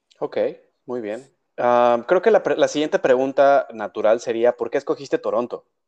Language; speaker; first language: Spanish; native; Spanish